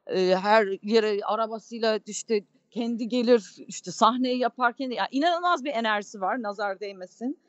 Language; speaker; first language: Turkish; non-native, fluent; English